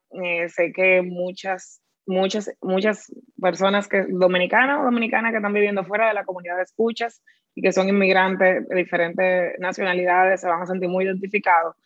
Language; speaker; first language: Spanish; native; Spanish